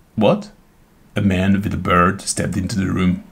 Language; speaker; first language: English; non-native, fluent; Hungarian